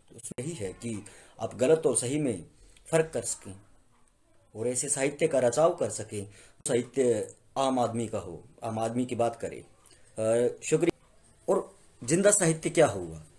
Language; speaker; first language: Hindi; native; Hindi